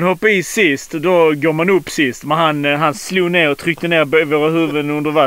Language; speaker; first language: Swedish; native; Swedish